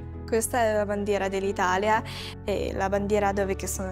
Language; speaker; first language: Italian; early bilingual, other home language; Chinese